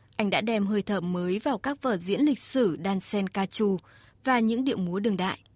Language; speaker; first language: Vietnamese; native; Vietnamese